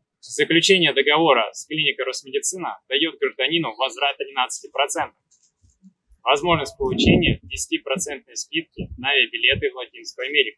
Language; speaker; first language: Russian; native; Russian